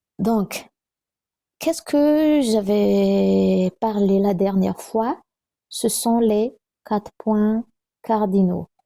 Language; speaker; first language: French; non-native, local second language; Malagasy